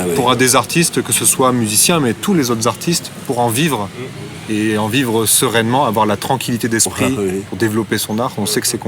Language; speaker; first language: French; native; French